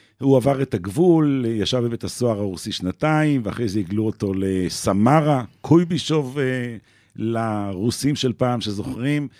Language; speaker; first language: Hebrew; native; Hebrew